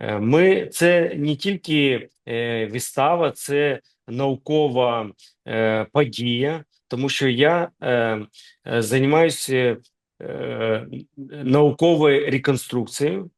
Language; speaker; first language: Ukrainian; non-native, local second language; Russian